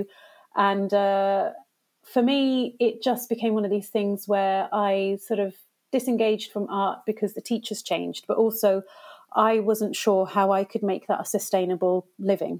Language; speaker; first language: English; native; English